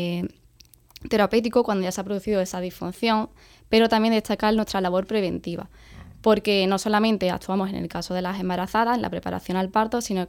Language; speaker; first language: Spanish; native; Spanish